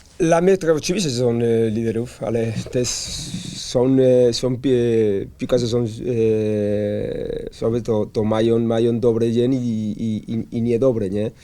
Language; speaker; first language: Polish; non-native, learner; Spanish